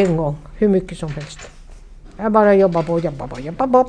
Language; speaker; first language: Swedish; non-native, learner; Finnish